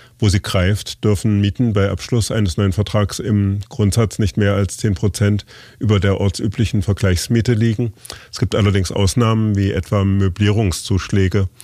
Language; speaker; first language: German; native; German